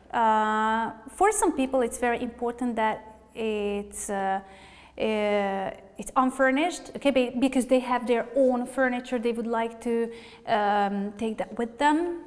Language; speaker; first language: English; non-native, fluent; Hungarian